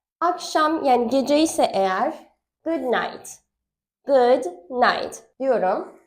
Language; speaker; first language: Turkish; non-native, fluent; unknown